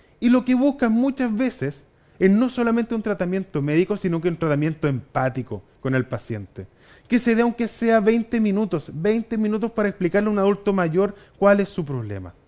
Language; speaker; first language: Spanish; native; Spanish